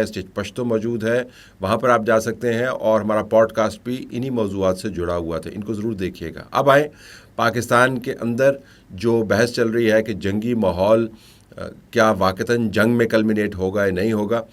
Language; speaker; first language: Urdu; native; Urdu